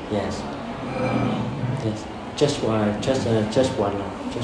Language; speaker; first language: English; non-native, learner; Vietnamese